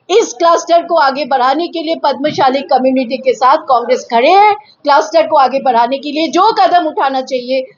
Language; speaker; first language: Hindi; non-native, local second language; Telugu